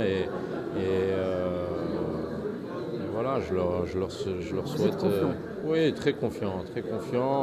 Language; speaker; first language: French; non-native, local second language; Arabic